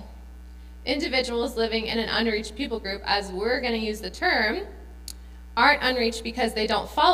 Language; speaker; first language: English; native; English